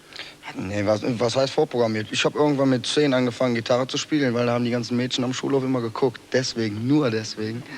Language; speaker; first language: German; native; German